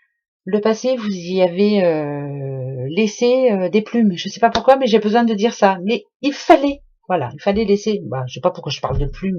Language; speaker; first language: French; native; French